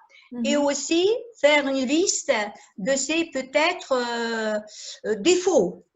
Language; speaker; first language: French; non-native, fluent; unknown